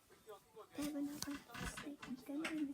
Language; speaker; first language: Danish; early bilingual, other home language; Vietnamese